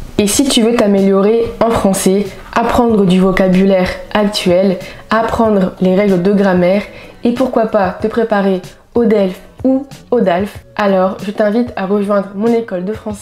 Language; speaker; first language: French; native; French